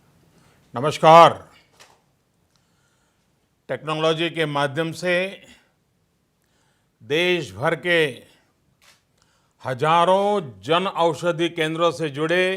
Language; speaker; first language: Hindi; non-native, local second language; Gujarati